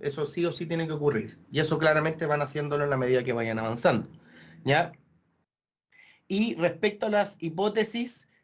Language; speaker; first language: Spanish; native; Spanish